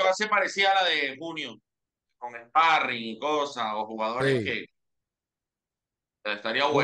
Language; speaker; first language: Spanish; native; Spanish